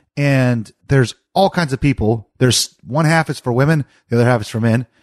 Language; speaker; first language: English; native; English